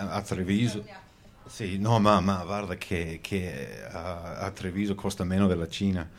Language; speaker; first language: Italian; early bilingual, heritage; Venetian